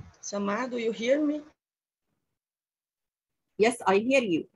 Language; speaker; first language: English; non-native, learner; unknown